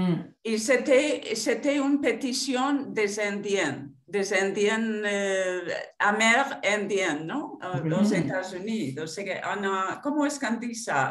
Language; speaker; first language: French; non-native, fluent; Spanish